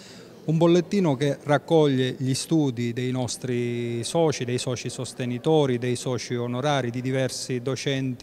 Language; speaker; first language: Italian; native; Italian